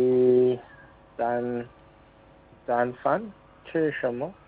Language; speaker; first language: Chinese; non-native, learner; Korean